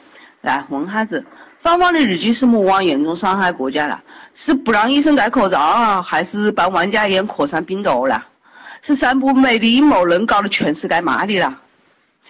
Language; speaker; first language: Chinese; native; Chinese